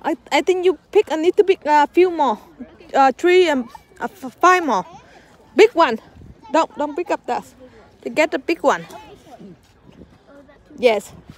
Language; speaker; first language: English; non-native, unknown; Vietnamese